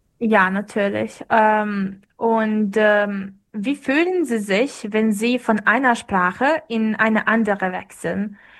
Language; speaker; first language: German; non-native, fluent; Serbian